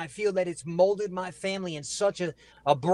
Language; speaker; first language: English; native; English